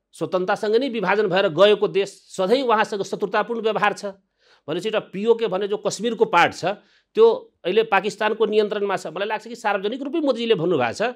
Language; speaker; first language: Nepali; non-native, local second language; Maithili